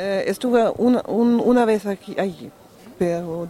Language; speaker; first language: Spanish; non-native, learner; German